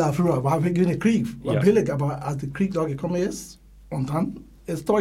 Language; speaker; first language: German; non-native, learner; English